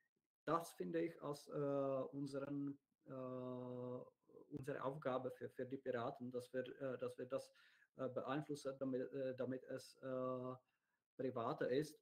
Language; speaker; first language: German; non-native, learner; Czech